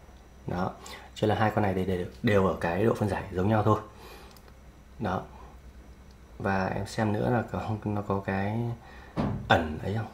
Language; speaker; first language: Vietnamese; native; Vietnamese